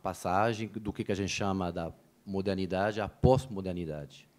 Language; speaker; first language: Portuguese; native; Portuguese